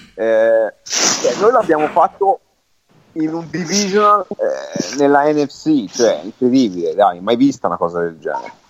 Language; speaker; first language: Italian; native; Italian